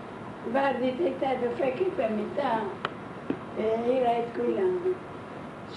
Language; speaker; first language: Hebrew; non-native, fluent; Arabic